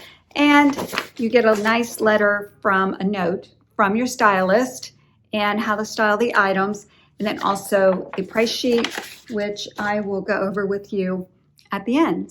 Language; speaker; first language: English; native; English